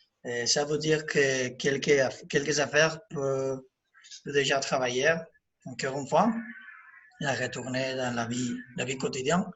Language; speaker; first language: French; non-native, learner; Spanish